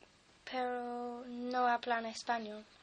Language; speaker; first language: Spanish; non-native, learner; English